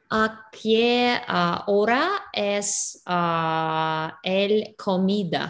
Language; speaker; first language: Spanish; non-native, learner; Russian